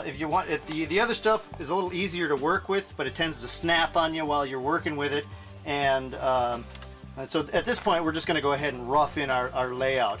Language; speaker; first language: English; native; English